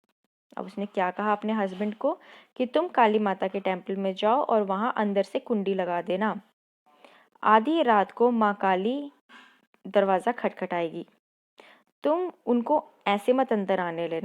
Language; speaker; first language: Hindi; non-native, local second language; Punjabi